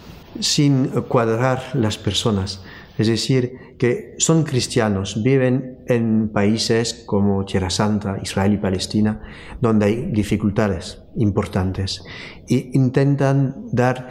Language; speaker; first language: Spanish; non-native, fluent; French